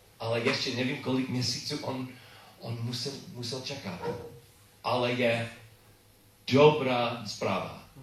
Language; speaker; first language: Czech; non-native, learner; English